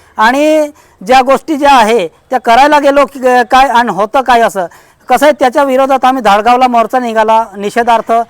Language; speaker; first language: Marathi; non-native, local second language; Bhili